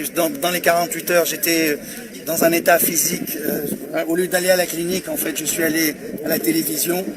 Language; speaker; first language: French; non-native, local second language; Arabic